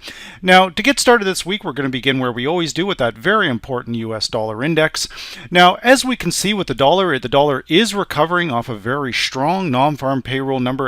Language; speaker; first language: English; native; English